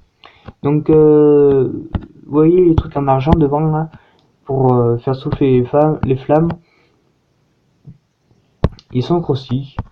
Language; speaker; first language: French; native; French